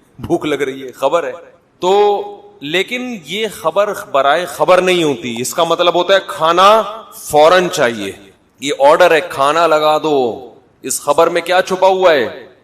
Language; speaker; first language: Urdu; native; Urdu